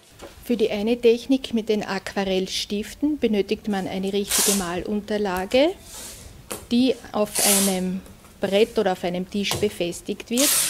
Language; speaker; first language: German; native; German